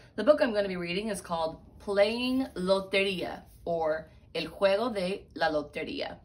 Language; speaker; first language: English; native; English